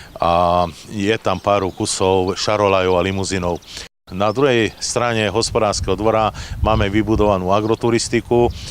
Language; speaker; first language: Slovak; native; Slovak